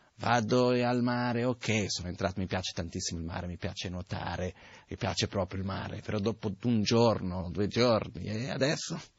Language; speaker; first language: Italian; non-native, fluent; Portuguese